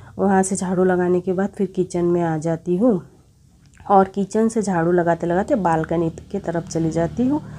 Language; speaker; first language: Hindi; non-native, local second language; Bangla